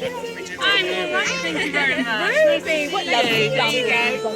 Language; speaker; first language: English; native; English